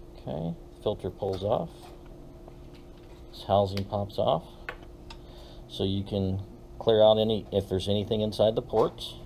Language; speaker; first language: English; native; English